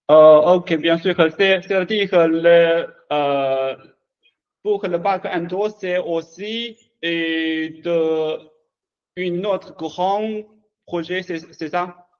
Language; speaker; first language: French; non-native, learner; Chinese